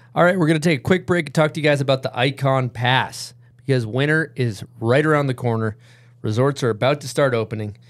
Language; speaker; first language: English; native; English